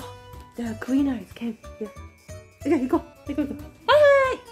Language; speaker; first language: English; non-native, learner; Japanese